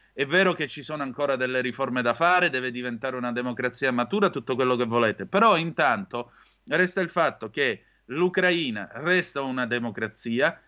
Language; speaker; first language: Italian; native; Italian